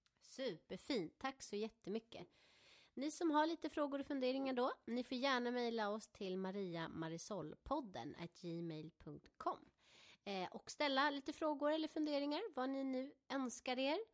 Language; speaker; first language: Swedish; native; Swedish